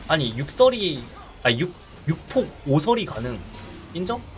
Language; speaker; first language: Korean; native; Korean